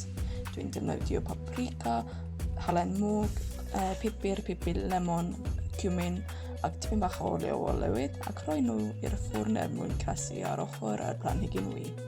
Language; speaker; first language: Welsh; non-native, learner; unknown